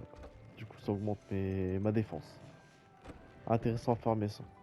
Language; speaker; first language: French; native; French